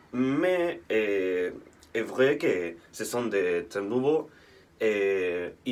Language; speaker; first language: French; non-native, learner; Spanish